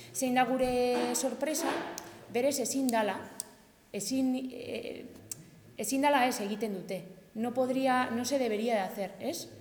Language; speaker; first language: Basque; non-native, local second language; Spanish